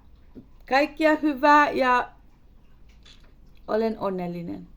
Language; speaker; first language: Finnish; non-native, learner; Hindi